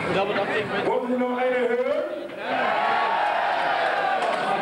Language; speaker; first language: German; non-native, learner; English